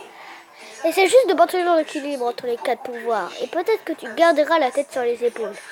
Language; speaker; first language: French; native; French